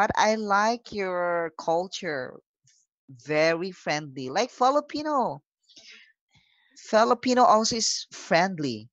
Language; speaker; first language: English; non-native, local second language; Filipino